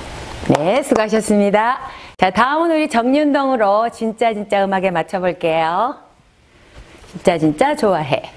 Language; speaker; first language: Korean; native; Korean